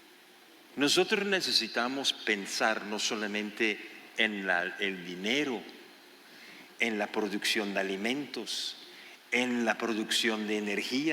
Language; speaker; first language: Spanish; non-native, fluent; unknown